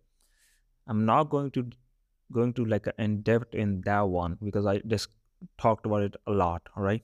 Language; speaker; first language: English; non-native, local second language; Punjabi